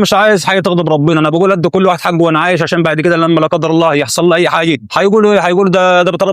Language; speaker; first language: Arabic; native; Arabic